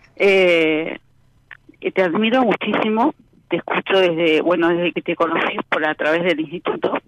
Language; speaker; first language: Spanish; native; Spanish